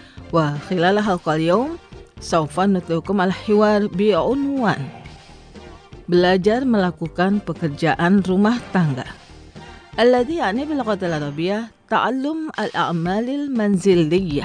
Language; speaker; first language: Arabic; non-native, fluent; Indonesian